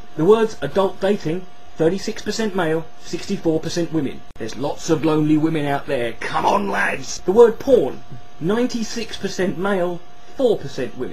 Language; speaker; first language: English; native; English